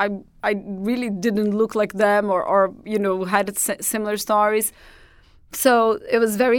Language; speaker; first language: English; non-native, fluent; Portuguese